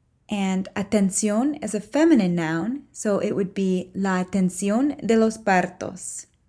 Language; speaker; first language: Spanish; non-native, fluent; English